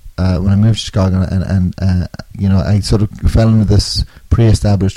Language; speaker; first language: English; native; English